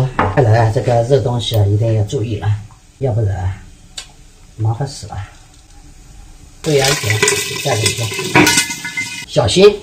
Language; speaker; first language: Chinese; native; Chinese